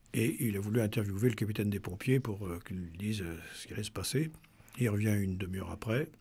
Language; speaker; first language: French; native; French